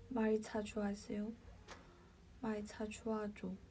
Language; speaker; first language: Korean; non-native, fluent; Cantonese